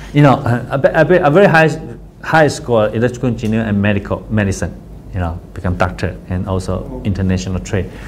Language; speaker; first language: English; non-native, fluent; Chinese